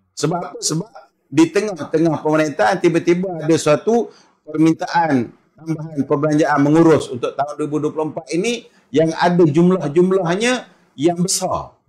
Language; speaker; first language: Malay; native; Malay